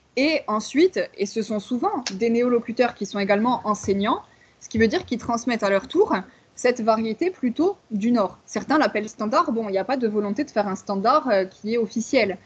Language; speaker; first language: French; native; French